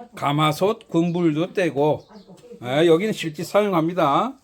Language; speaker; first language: Korean; native; Korean